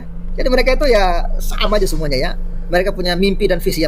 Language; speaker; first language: Indonesian; native; Indonesian